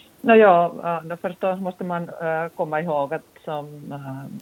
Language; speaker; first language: Swedish; non-native, local second language; Finnish